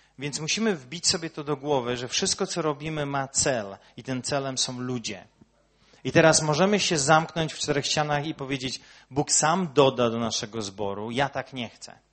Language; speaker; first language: Polish; early bilingual, heritage; Polish